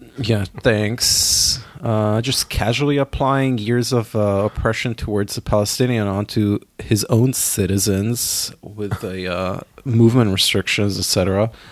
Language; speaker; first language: English; non-native, fluent; Hebrew